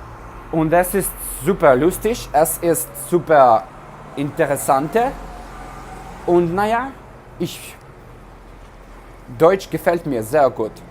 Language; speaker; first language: German; non-native, learner; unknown